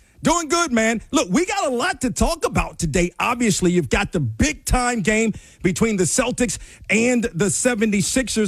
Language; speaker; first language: English; native; English